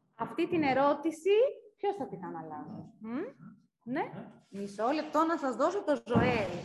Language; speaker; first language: Greek; native; Greek